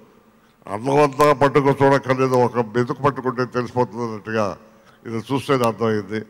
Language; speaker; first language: Telugu; native; Telugu